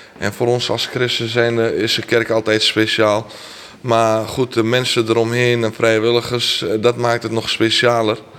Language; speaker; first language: Dutch; early bilingual, other home language; Armenian